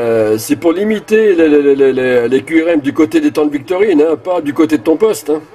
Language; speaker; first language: French; native; French